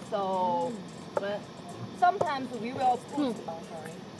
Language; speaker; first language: English; non-native, fluent; Chinese